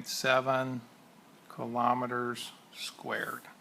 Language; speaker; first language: English; native; English